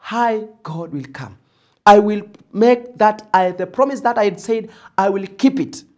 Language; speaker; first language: English; non-native, local second language; Swahili